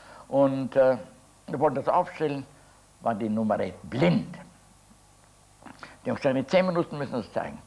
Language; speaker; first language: German; native; German